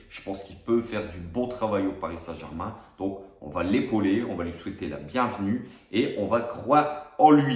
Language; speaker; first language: French; native; French